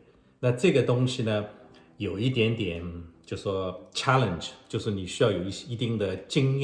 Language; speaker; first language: Chinese; native; Chinese